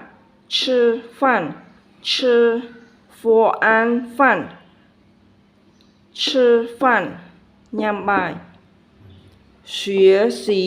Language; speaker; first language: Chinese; non-native, fluent; Khmer